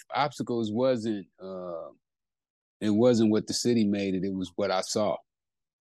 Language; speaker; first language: English; native; English